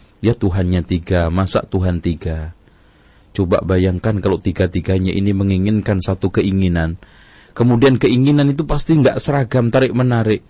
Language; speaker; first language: Indonesian; non-native, local second language; Javanese